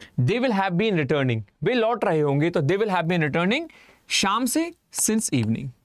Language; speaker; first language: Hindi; native; Hindi